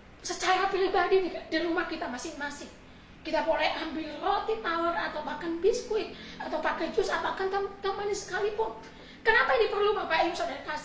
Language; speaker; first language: Indonesian; native; Indonesian